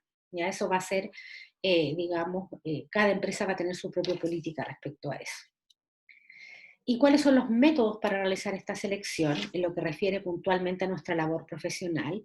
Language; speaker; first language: Spanish; native; Spanish